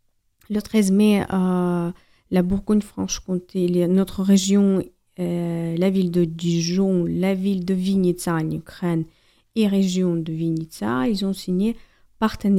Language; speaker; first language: French; non-native, fluent; Ukrainian